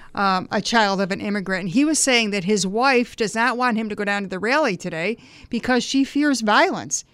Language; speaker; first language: English; early bilingual, other home language; Italian